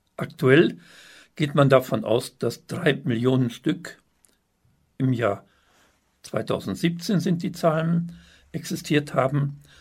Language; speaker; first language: German; native; German